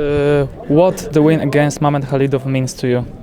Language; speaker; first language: English; non-native, learner; Polish